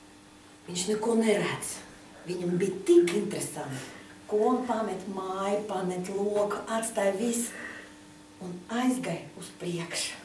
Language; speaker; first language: Latvian; non-native, local second language; Russian